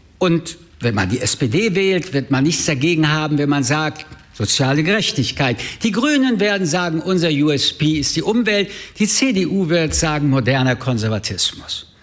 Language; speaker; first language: German; early bilingual, other home language; French